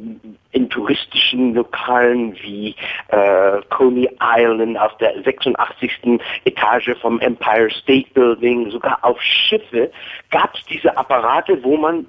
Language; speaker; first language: German; non-native, fluent; English